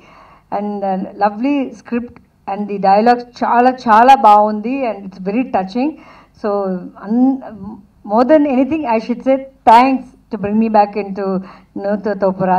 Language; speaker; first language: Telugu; non-native, fluent; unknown